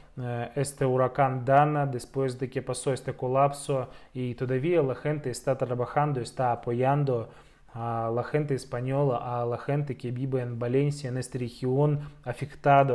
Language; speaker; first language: Spanish; non-native, fluent; Russian